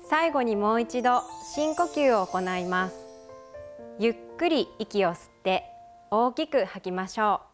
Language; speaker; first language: Japanese; native; Japanese